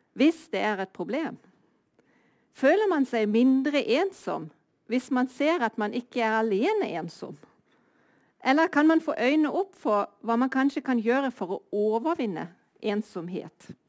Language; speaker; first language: Norwegian; native; Norwegian